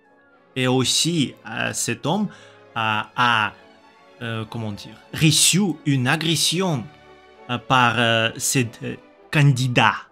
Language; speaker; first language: French; non-native, learner; Russian